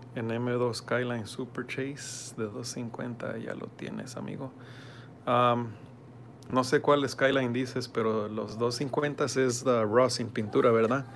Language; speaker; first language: Spanish; early bilingual, heritage; Spanish